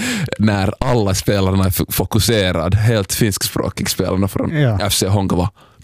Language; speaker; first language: Swedish; non-native, local second language; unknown